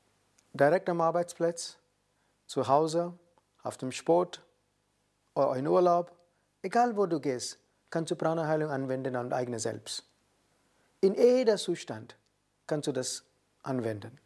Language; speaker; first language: German; non-native, learner; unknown